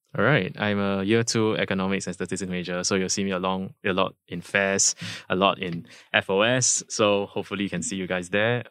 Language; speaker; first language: English; native; English